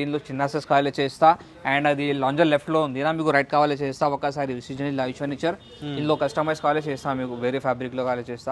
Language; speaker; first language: Telugu; non-native, local second language; Urdu